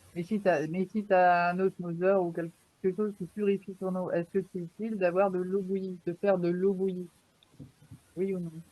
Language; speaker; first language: French; native; French